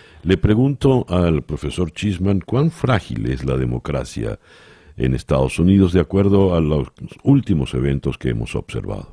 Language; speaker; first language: Spanish; native; Spanish